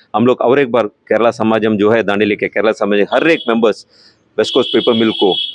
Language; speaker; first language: Hindi; non-native, local second language; Malayalam